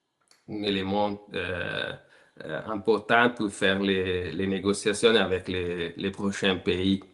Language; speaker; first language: French; non-native, learner; Italian